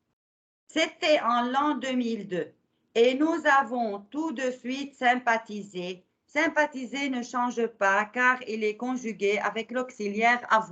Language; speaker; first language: French; non-native, fluent; Arabic